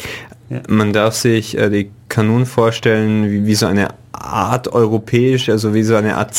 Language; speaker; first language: German; native; German